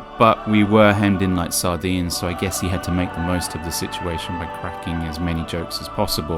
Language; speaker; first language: English; native; English